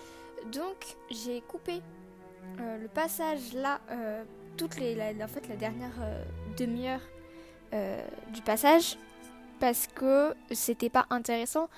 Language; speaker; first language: French; native; French